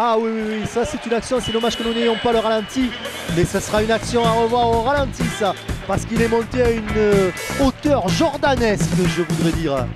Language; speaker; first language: French; native; French